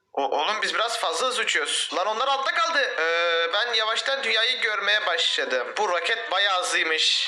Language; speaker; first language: Turkish; native; Turkish